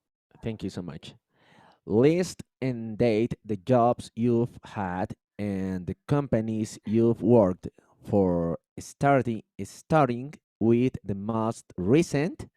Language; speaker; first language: English; non-native, learner; Spanish